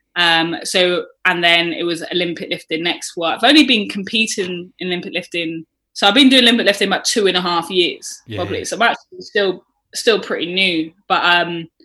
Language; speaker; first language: English; native; English